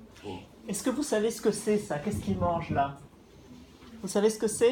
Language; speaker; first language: French; non-native, fluent; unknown